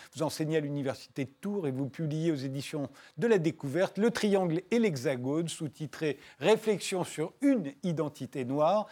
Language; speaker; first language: French; native; French